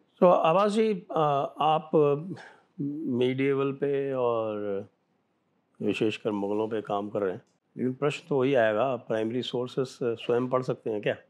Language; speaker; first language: Hindi; native; Hindi